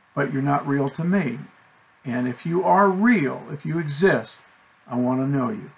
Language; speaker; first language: English; native; English